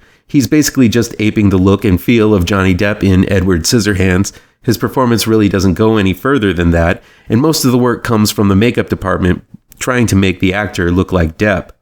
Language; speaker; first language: English; native; English